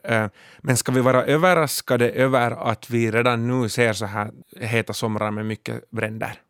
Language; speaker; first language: Swedish; native; Swedish